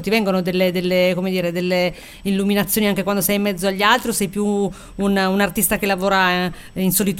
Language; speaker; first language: Italian; native; Italian